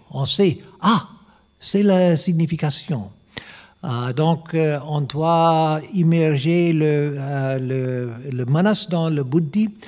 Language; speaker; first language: French; non-native, learner; English